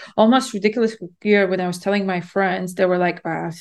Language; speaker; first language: English; non-native, fluent; Latvian